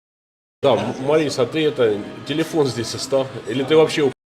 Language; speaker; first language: Russian; native; Russian